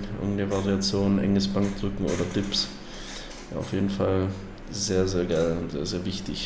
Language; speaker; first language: German; native; German